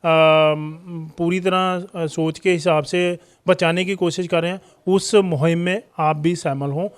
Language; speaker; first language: Hindi; non-native, local second language; Punjabi